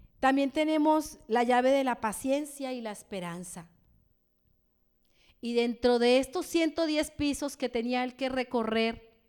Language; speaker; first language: Spanish; native; Spanish